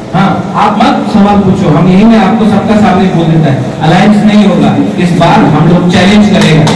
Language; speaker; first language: Hindi; non-native, local second language; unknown